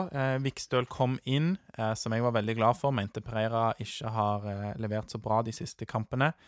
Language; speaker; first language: Norwegian; native; Norwegian